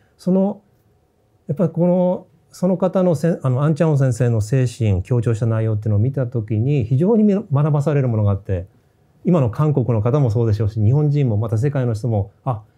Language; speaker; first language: Japanese; native; Japanese